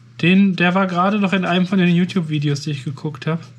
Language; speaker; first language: German; native; German